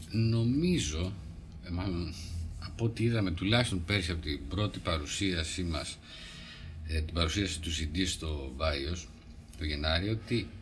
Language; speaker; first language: Greek; native; Greek